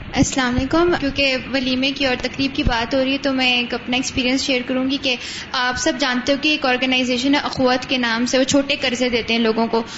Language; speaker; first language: Urdu; non-native, local second language; Punjabi